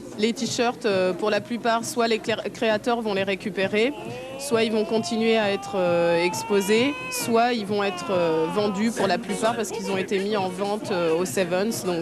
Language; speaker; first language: French; native; French